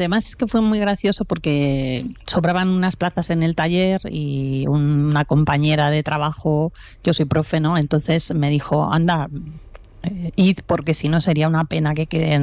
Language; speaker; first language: Spanish; native; Spanish